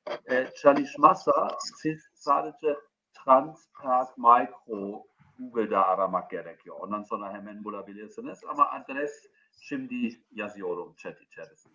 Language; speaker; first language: Turkish; non-native, fluent; German